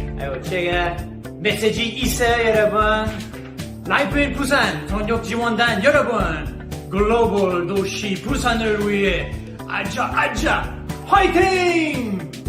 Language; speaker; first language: Korean; non-native, fluent; English